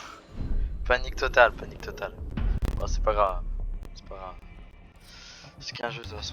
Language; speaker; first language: French; native; French